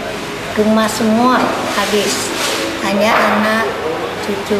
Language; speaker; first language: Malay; non-native, local second language; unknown